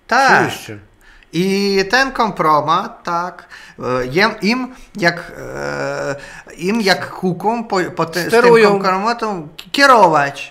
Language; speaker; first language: Polish; non-native, learner; Russian